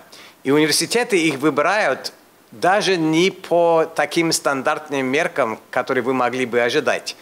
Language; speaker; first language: Russian; non-native, fluent; English